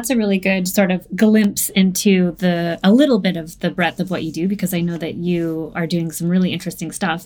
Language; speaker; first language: English; native; English